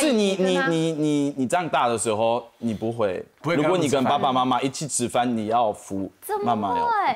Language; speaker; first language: Chinese; non-native, fluent; French